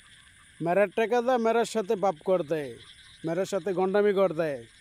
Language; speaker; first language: Hindi; non-native, learner; Bangla